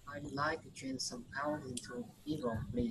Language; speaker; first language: English; non-native, learner; Vietnamese